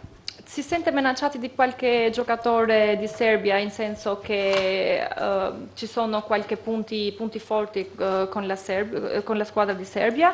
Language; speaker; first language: Italian; non-native, fluent; Albanian